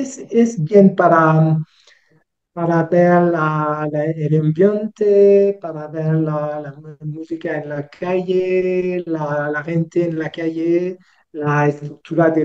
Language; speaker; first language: Spanish; non-native, learner; French